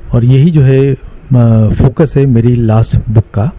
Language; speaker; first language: Hindi; native; Hindi